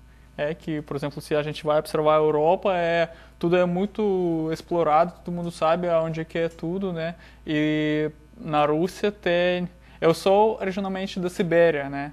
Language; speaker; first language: Portuguese; non-native, fluent; Russian